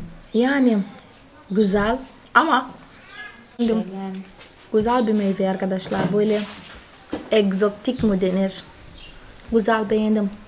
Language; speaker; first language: Turkish; non-native, fluent; Portuguese